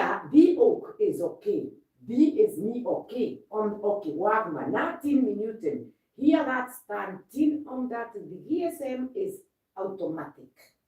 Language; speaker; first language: Dutch; non-native, learner; Kikuyu